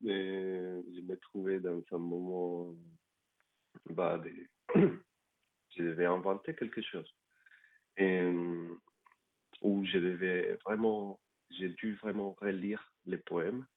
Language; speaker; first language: French; non-native, fluent; Spanish